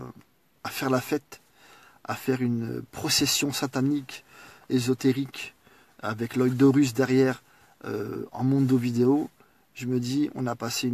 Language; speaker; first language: French; native; French